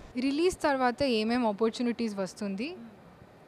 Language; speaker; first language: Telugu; non-native, learner; Kannada